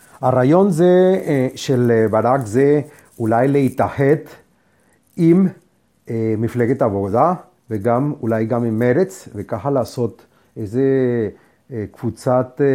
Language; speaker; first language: Hebrew; non-native, fluent; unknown